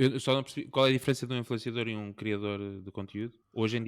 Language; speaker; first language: Portuguese; native; Portuguese